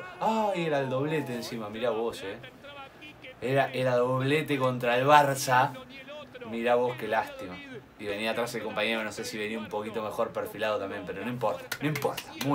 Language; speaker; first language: Spanish; native; Spanish